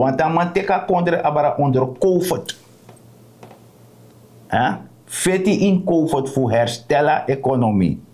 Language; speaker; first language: Dutch; non-native, local second language; Sranan Tongo